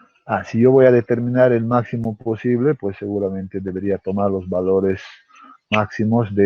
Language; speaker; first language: Spanish; native; Spanish